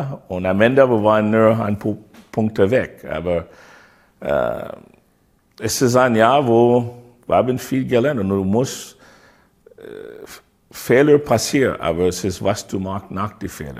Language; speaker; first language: German; non-native, learner; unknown